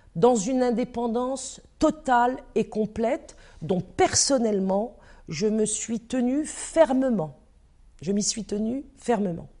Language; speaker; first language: French; native; French